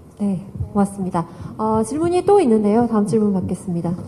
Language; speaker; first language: Korean; native; Korean